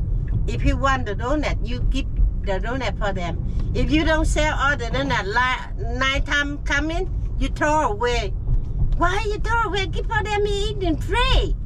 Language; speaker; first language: English; non-native, learner; Vietnamese